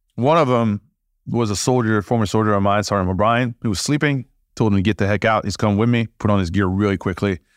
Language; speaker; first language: English; early bilingual, other home language; French